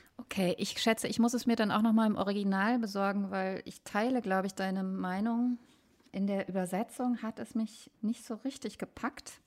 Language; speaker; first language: German; native; German